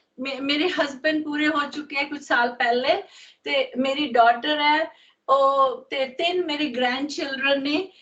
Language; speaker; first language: Punjabi; non-native, learner; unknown